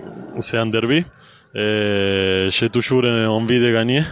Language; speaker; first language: French; non-native, fluent; Spanish